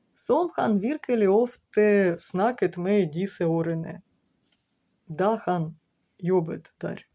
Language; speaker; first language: Norwegian; non-native, learner; Ukrainian